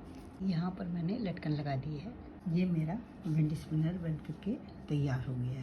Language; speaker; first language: Hindi; native; Hindi